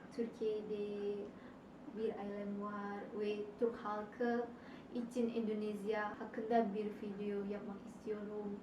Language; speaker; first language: Turkish; non-native, learner; Indonesian